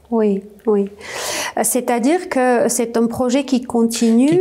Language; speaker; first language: French; non-native, fluent; Armenian